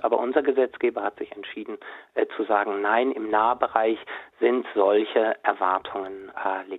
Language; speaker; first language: German; native; German